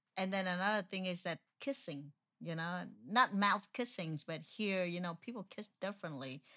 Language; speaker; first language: English; non-native, fluent; Vietnamese